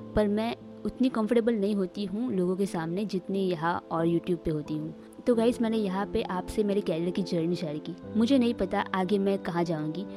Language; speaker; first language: Hindi; non-native, local second language; Marathi